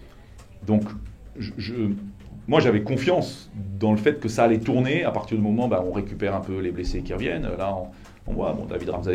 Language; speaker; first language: French; native; French